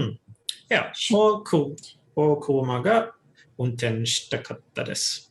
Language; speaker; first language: Japanese; non-native, fluent; English